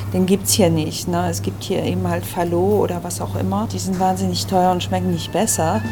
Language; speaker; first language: German; early bilingual, other home language; French